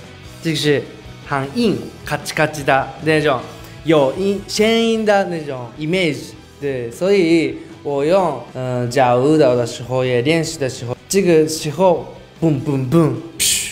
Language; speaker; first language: Chinese; non-native, learner; Japanese